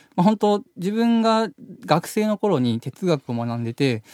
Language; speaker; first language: Japanese; native; Japanese